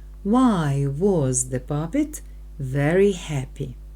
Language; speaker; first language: English; non-native, fluent; Ukrainian